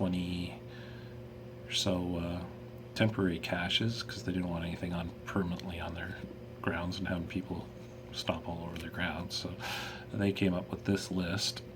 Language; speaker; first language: English; native; English